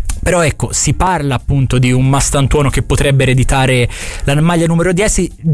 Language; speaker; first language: Italian; native; Italian